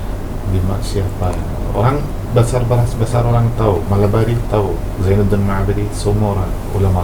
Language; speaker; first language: Indonesian; non-native, local second language; Malayalam